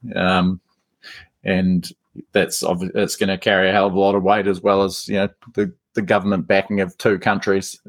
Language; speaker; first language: English; native; English